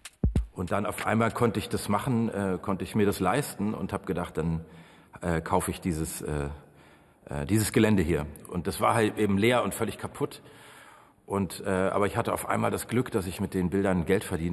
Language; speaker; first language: German; native; German